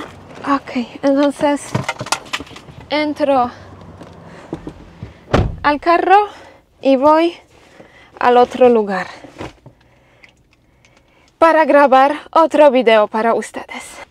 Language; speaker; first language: Spanish; non-native, fluent; Polish